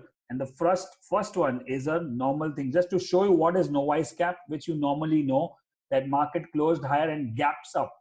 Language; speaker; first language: English; non-native, local second language; Hindi